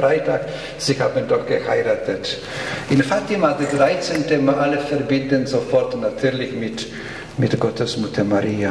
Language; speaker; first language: German; non-native, fluent; Polish